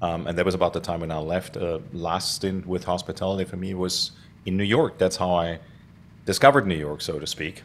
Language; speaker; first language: English; non-native, fluent; German